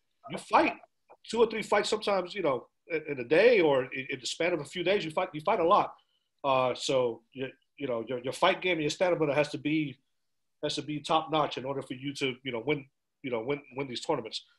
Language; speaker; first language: English; early bilingual, other home language; Spanish